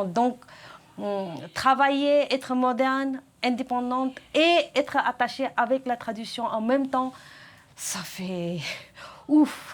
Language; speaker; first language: French; non-native, fluent; Nepali